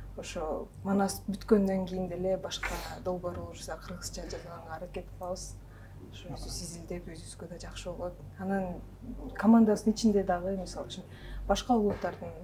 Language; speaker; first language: Kyrgyz; non-native, local second language; Russian